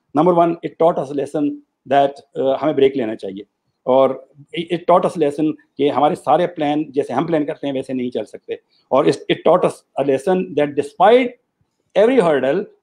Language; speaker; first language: Urdu; non-native, local second language; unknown